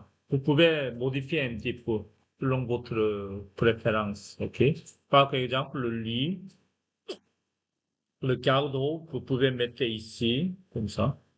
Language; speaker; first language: French; non-native, fluent; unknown